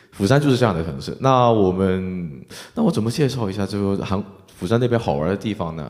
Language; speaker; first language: Chinese; non-native, fluent; Korean